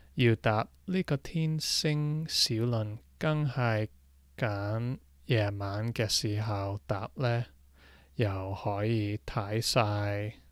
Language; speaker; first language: Cantonese; non-native, learner; English